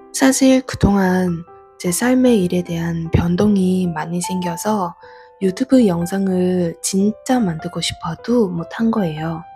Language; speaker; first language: Korean; non-native, fluent; Vietnamese